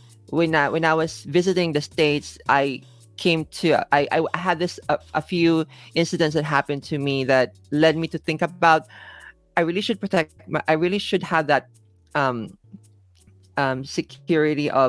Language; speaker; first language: English; non-native, local second language; Filipino